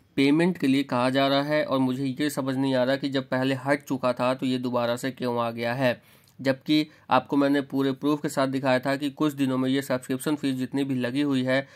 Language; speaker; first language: Hindi; native; Hindi